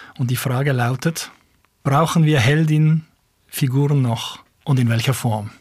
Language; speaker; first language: German; native; German